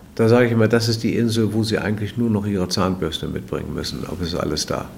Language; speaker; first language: German; native; German